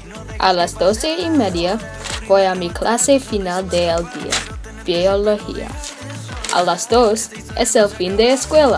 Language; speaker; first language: Spanish; non-native, learner; English